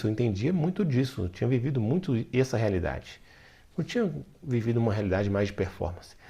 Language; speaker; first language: Portuguese; native; Portuguese